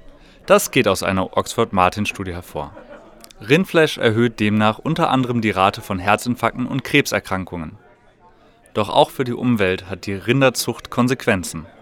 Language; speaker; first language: German; native; German